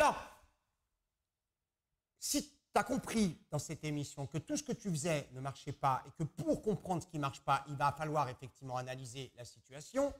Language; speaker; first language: French; native; French